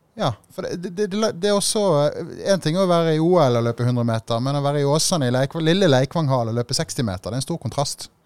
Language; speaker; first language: Norwegian; native; Norwegian